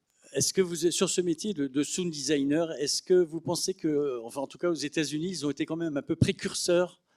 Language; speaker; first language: French; native; French